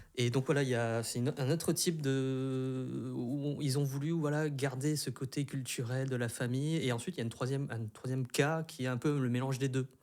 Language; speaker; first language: French; early bilingual, other home language; Vietnamese